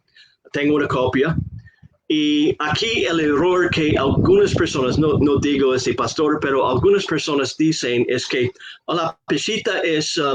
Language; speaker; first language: Spanish; non-native, fluent; English